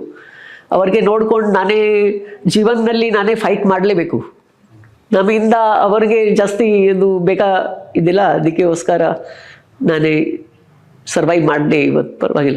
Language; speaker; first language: Kannada; non-native, local second language; Hindi